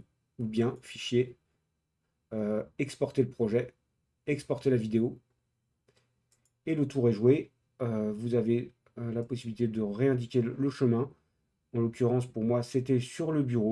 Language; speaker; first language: French; native; French